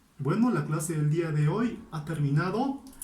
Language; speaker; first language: Spanish; native; Spanish